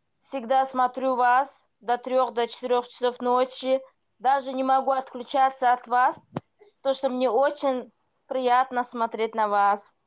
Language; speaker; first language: Russian; non-native, local second language; Kumyk